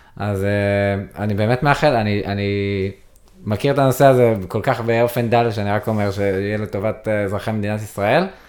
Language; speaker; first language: Hebrew; native; Hebrew